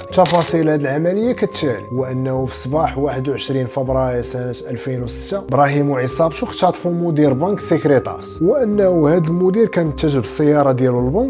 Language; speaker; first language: Arabic; native; Arabic